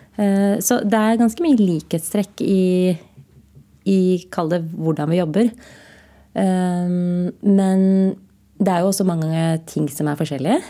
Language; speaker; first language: Norwegian; native; Norwegian